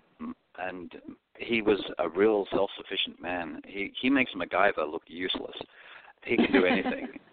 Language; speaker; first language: English; non-native, local second language; Greek